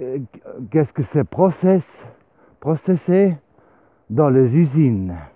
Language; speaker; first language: French; non-native, learner; Swiss German